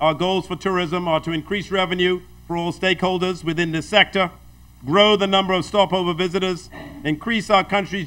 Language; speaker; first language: English; native; English